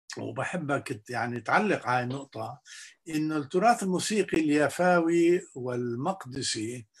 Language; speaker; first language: Arabic; native; Arabic